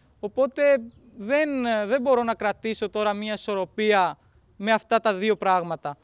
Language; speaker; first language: Greek; non-native, fluent; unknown